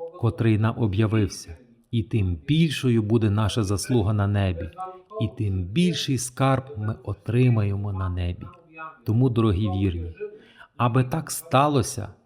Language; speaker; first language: Ukrainian; non-native, fluent; Polish